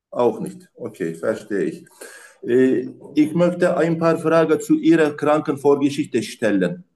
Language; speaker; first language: German; non-native, learner; Turkish